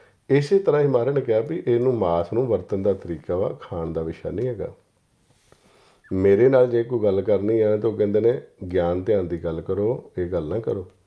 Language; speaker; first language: Punjabi; native; Punjabi